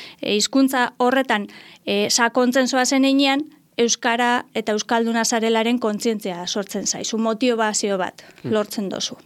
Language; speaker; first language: Basque; native; Basque